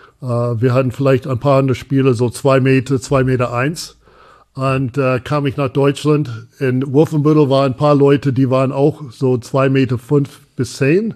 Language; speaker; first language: German; non-native, fluent; English